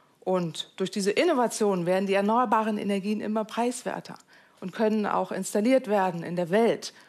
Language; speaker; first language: German; native; German